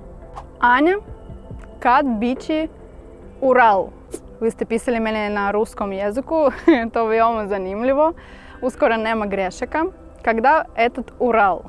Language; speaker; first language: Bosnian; non-native, learner; Russian